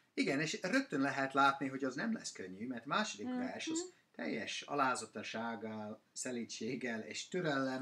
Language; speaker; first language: Hungarian; non-native, fluent; English